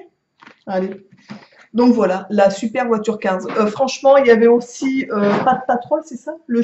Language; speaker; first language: French; native; French